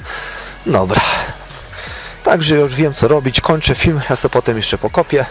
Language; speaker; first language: Polish; native; Polish